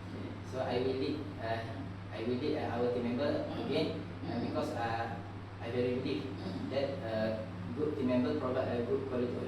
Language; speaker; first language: English; non-native, learner; Malay